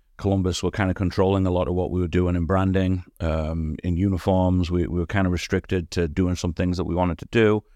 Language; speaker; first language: English; native; English